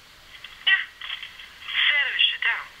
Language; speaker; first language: Dutch; non-native, learner; Serbian